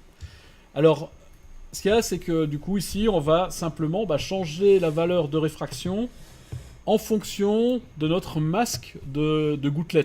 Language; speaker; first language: French; native; French